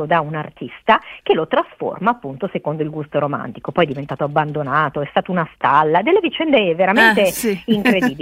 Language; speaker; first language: Italian; native; Italian